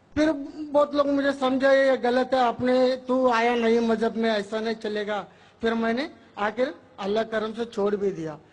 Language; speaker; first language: Hindi; non-native, local second language; Tamil